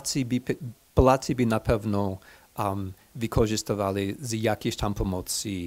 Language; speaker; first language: Polish; non-native, fluent; English